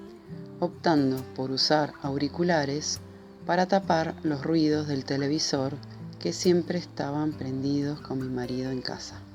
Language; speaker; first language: Spanish; native; Spanish